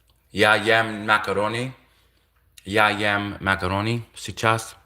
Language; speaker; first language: Russian; non-native, learner; English